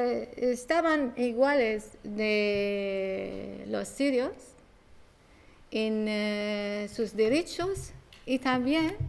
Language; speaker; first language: Spanish; non-native, learner; Arabic